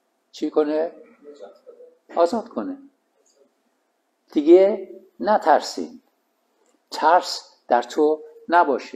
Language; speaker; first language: Persian; native; Persian